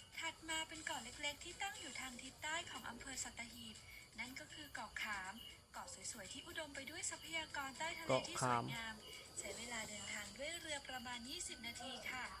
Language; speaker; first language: Thai; native; Thai